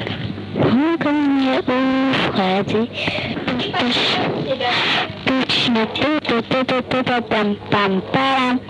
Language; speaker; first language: Russian; native; Russian